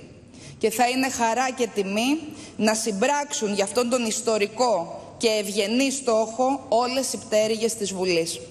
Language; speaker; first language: Greek; native; Greek